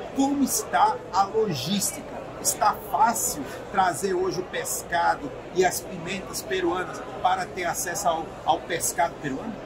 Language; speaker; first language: Portuguese; native; Portuguese